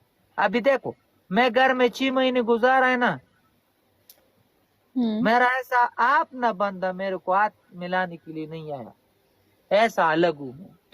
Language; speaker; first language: Hindi; non-native, fluent; Pashto